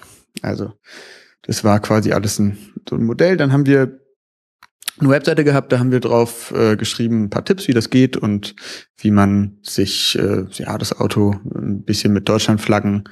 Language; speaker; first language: German; native; German